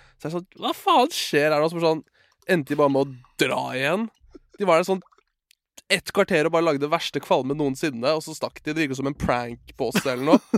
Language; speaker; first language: Norwegian; early bilingual, other home language; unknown